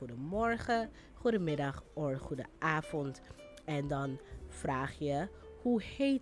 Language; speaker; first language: Dutch; non-native, fluent; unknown